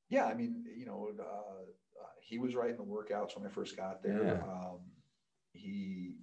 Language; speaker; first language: English; native; English